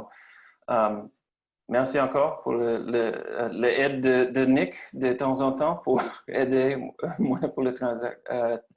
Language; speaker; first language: French; non-native, learner; English